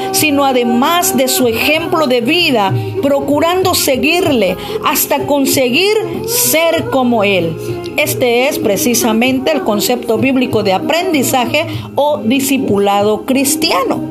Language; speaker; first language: Spanish; native; Spanish